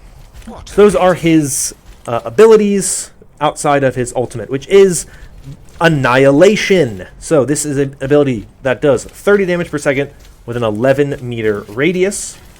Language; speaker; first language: English; native; English